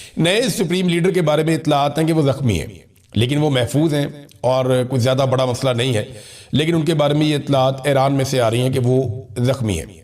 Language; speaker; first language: Urdu; non-native, local second language; Punjabi